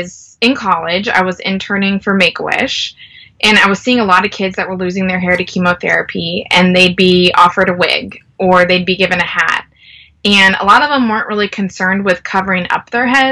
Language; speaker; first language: English; native; English